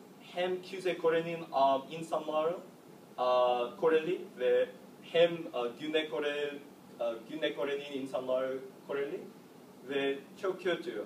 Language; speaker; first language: Turkish; non-native, learner; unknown